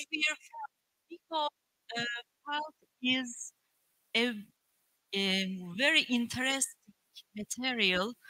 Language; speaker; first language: English; non-native, learner; Turkish